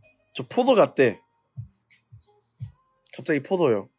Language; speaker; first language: Korean; non-native, fluent; English